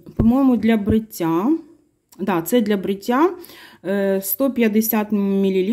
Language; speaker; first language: Ukrainian; non-native, local second language; Russian